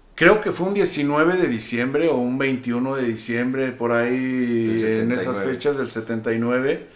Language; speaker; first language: Spanish; native; Spanish